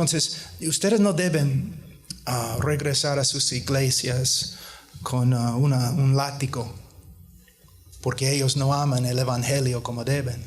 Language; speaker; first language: Spanish; non-native, fluent; English